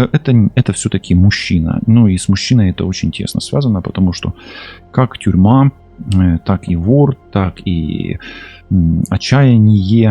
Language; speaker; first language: Russian; non-native, local second language; Ukrainian